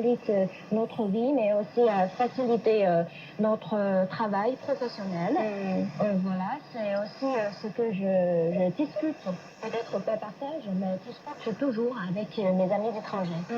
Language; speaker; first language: French; non-native, fluent; Chinese